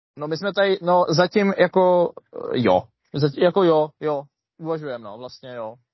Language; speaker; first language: Czech; native; Czech